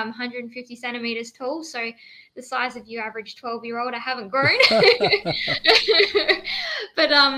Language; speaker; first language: English; native; English